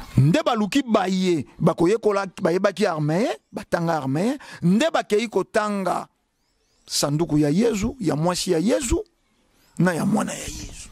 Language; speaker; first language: Lingala; non-native, local second language; Kongo